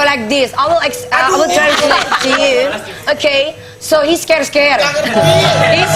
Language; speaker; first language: English; non-native, learner; Indonesian